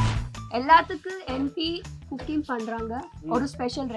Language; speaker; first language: Tamil; non-native, learner; Telugu